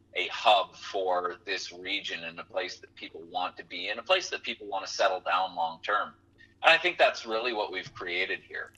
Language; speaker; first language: English; native; English